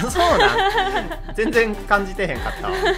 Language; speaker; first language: Japanese; native; Japanese